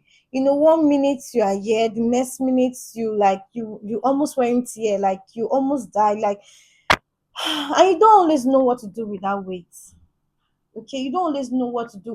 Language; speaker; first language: English; native; English